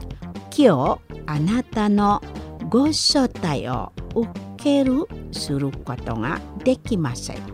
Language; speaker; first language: Japanese; non-native, fluent; Indonesian